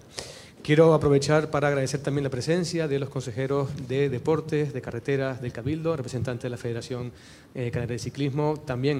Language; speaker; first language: Spanish; native; Spanish